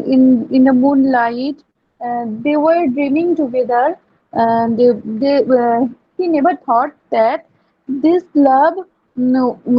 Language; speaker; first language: English; non-native, learner; Bangla